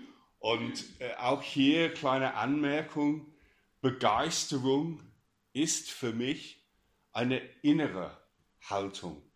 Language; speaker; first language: German; non-native, fluent; English